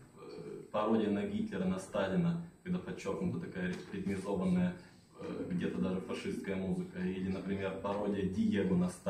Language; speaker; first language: Russian; native; Russian